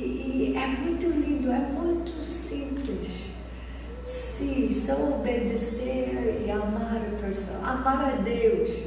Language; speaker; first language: Portuguese; non-native, fluent; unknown